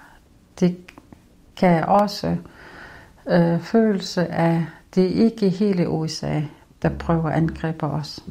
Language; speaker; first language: Danish; non-native, local second language; Kalaallisut